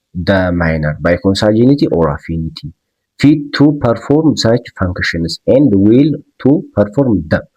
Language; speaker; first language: English; non-native, local second language; Amharic